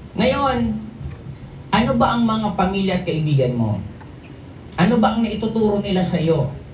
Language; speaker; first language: Filipino; non-native, local second language; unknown